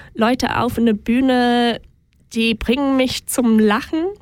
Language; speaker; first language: German; non-native, fluent; English